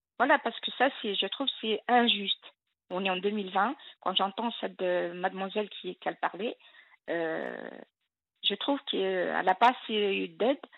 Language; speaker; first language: French; non-native, local second language; Arabic